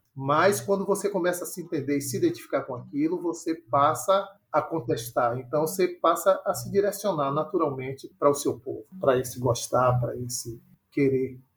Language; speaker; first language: Portuguese; native; Portuguese